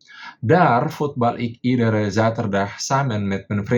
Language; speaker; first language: Dutch; non-native, fluent; Indonesian